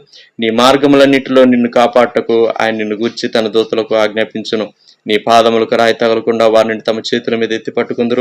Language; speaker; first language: Telugu; native; Telugu